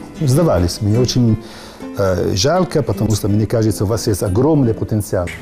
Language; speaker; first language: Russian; non-native, learner; Italian